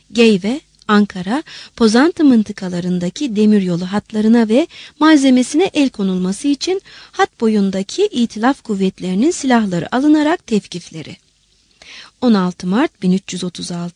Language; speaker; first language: Turkish; native; Turkish